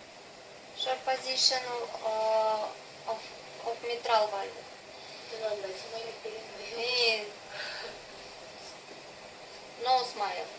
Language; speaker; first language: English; non-native, learner; Russian